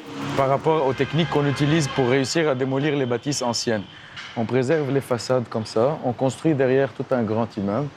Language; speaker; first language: French; non-native, local second language; Arabic